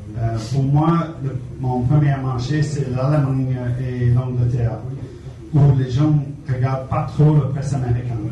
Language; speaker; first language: French; non-native, fluent; English